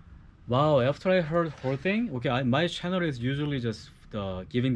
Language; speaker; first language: English; non-native, fluent; Korean